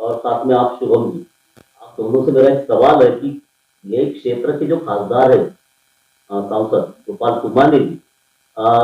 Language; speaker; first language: Hindi; non-native, local second language; Marathi